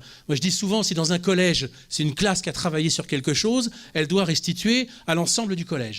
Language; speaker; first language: French; native; French